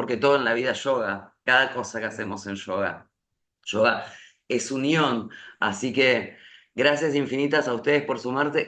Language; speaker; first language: Spanish; native; Spanish